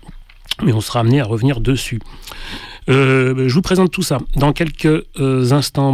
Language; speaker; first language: French; native; French